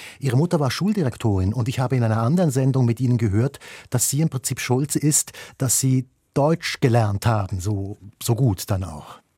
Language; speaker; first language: German; native; German